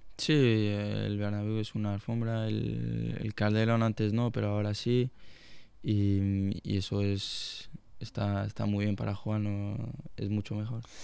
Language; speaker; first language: Spanish; non-native, fluent; French